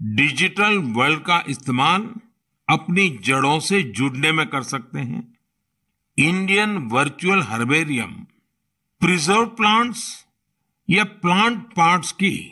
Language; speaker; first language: Hindi; non-native, local second language; Gujarati